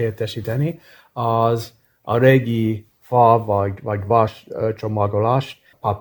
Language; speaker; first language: Hungarian; early bilingual, heritage; English